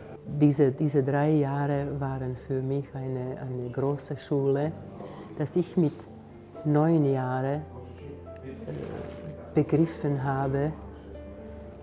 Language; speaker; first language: German; non-native, fluent; Slovak